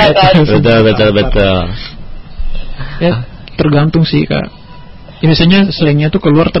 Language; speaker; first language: English; non-native, learner; Indonesian